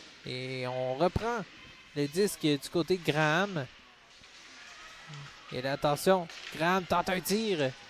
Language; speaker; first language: French; native; French